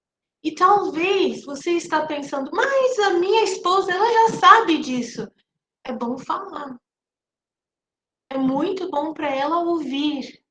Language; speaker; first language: Portuguese; non-native, fluent; English